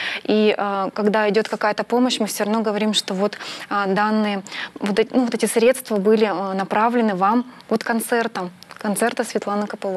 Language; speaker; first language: Russian; native; Russian